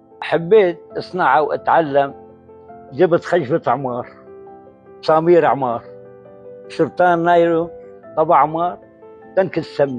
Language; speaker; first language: Arabic; native; Arabic